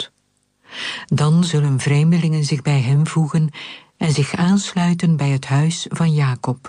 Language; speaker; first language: Dutch; native; Dutch